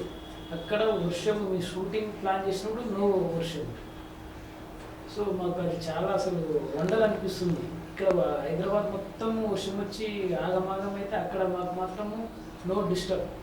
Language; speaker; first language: Telugu; native; Telugu